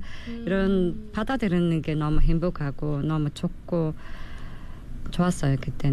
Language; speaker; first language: Korean; non-native, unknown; Mongolian